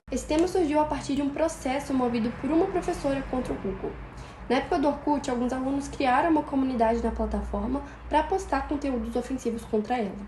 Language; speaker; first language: Portuguese; native; Portuguese